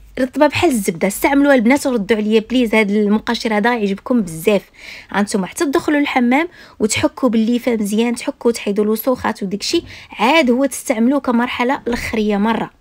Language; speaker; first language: Arabic; native; Arabic